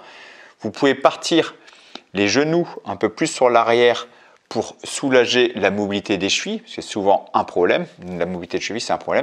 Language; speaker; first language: French; native; French